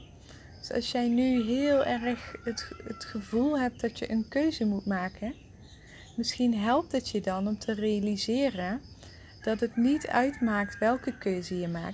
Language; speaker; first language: Dutch; native; Dutch